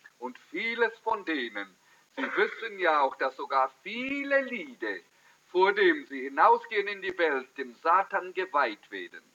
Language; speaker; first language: German; early bilingual, heritage; German